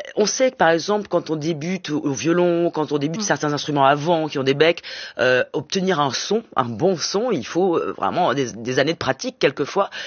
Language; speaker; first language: French; native; French